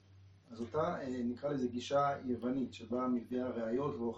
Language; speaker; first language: Hebrew; native; Hebrew